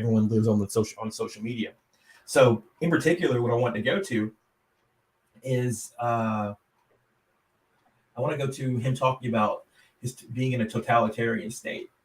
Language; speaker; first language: English; native; English